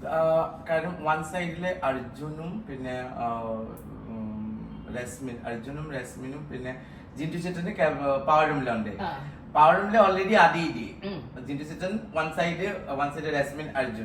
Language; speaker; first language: Malayalam; non-native, local second language; Assamese